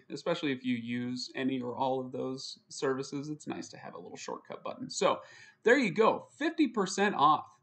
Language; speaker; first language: English; native; English